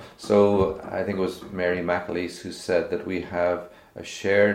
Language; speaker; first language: English; native; English